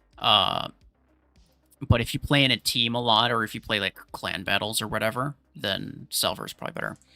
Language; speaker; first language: English; native; English